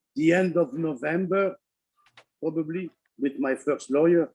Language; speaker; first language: English; non-native, learner; Italian